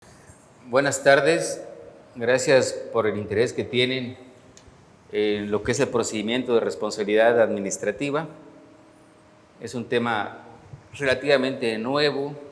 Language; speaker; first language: Spanish; native; Spanish